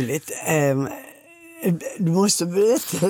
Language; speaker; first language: Swedish; native; Swedish